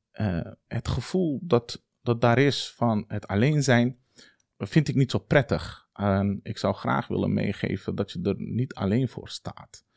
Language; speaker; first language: Dutch; early bilingual, other home language; Turkish